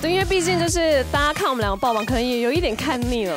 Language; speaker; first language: Chinese; native; Chinese